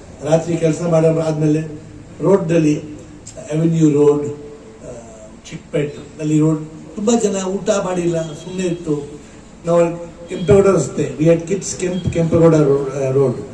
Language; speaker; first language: Kannada; non-native, local second language; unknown